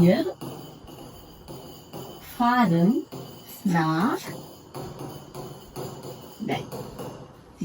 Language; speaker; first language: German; non-native, fluent; Hindi